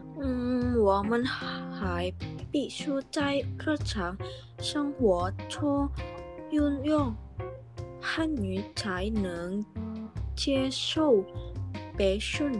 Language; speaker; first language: Chinese; non-native, learner; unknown